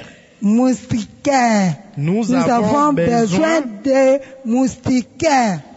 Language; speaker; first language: French; non-native, learner; Lingala